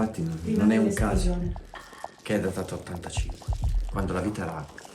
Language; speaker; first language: Italian; native; Italian